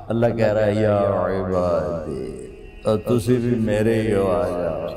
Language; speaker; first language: Urdu; non-native, local second language; Punjabi